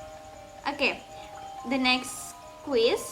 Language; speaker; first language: English; non-native, learner; Indonesian